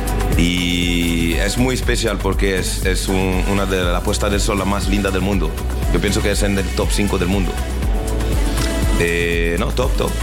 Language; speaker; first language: Spanish; non-native, learner; French